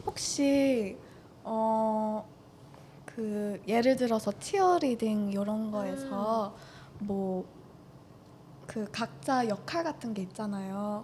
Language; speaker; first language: Korean; early bilingual, heritage; Korean